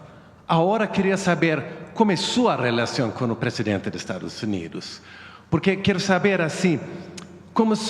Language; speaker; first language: Spanish; non-native, learner; Swedish